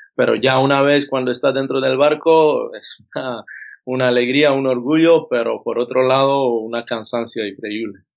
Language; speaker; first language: Spanish; non-native, fluent; Croatian